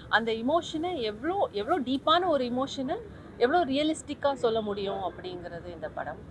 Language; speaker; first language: Tamil; native; Tamil